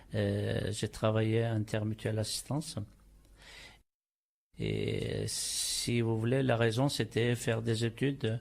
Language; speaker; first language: French; non-native, fluent; Turkish